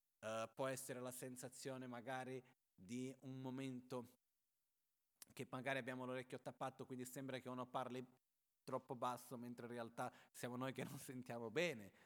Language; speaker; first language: Italian; non-native, fluent; Portuguese